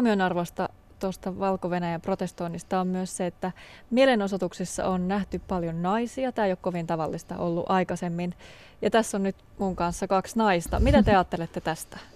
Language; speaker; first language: Finnish; native; Finnish